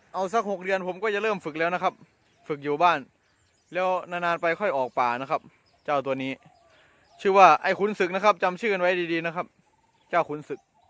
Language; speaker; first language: Thai; non-native, local second language; Northeastern Thai